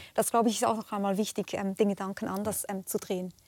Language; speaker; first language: German; native; German